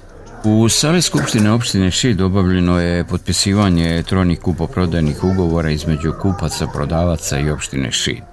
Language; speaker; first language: Serbian; native; Serbian